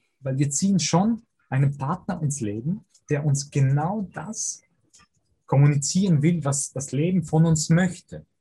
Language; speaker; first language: German; early bilingual, other home language; Polish